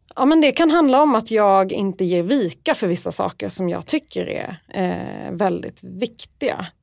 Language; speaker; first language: Swedish; early bilingual, other home language; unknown